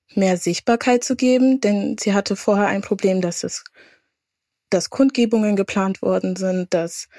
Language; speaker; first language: German; native; German